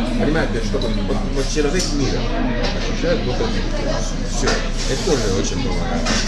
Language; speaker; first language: Russian; non-native, fluent; Estonian